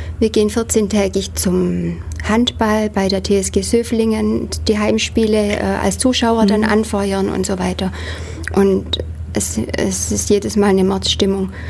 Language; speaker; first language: German; native; German